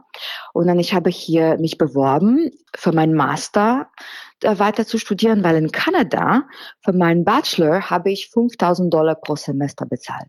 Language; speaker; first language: German; non-native, fluent; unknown